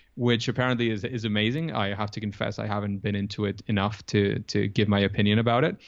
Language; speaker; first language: English; non-native, fluent; Spanish